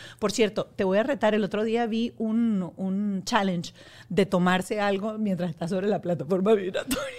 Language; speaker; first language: Spanish; native; Spanish